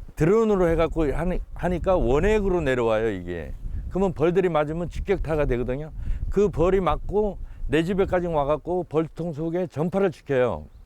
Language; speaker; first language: Korean; native; Korean